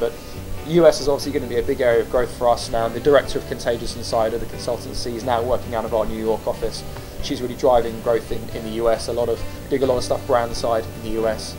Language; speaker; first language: English; native; English